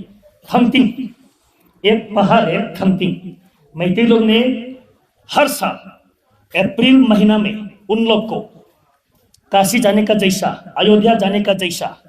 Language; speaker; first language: Hindi; non-native, local second language; Thado Chin